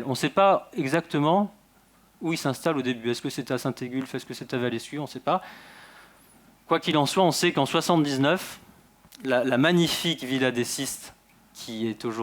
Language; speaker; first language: French; native; French